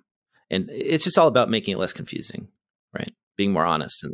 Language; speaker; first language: English; native; English